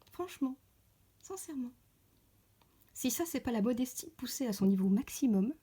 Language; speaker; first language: French; native; French